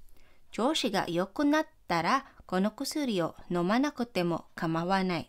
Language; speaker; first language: Japanese; non-native, fluent; Filipino